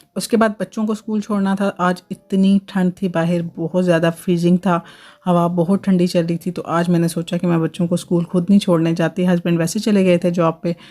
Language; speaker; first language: Urdu; native; Urdu